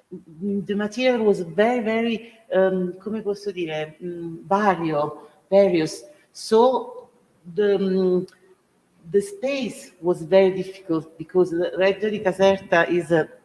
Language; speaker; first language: English; non-native, learner; Italian